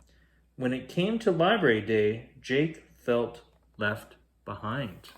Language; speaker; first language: English; native; English